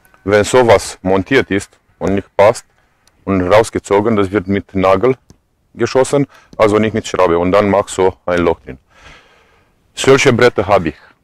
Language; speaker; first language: German; non-native, fluent; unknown